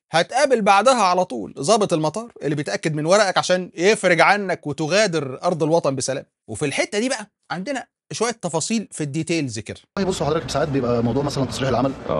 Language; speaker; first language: Arabic; native; Arabic